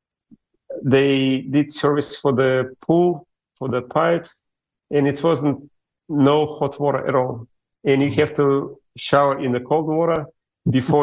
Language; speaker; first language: English; non-native, fluent; Russian